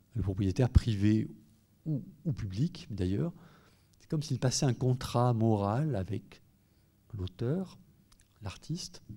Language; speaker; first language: French; native; French